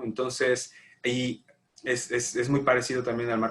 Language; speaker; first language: Spanish; native; Spanish